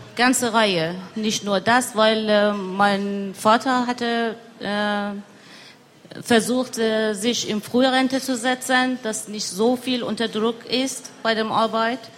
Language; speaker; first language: German; non-native, learner; Persian